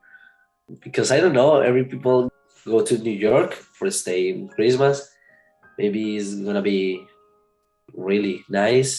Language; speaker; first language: English; non-native, learner; Spanish